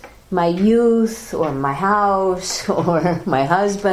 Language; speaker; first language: English; native; English